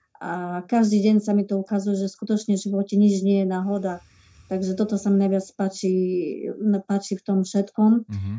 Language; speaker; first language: Slovak; native; Slovak